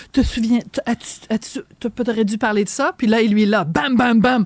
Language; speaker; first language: French; native; French